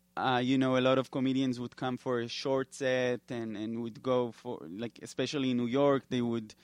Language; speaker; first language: English; non-native, fluent; Hebrew